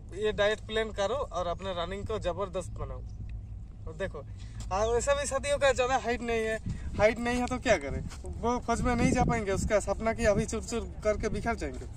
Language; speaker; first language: Hindi; non-native, local second language; Bangla